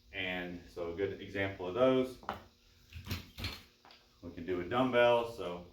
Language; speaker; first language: English; native; English